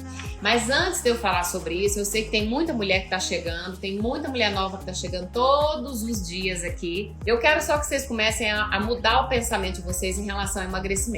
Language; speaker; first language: Portuguese; native; Portuguese